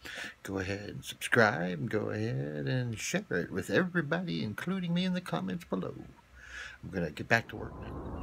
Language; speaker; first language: English; native; English